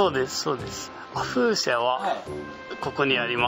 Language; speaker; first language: Japanese; non-native, fluent; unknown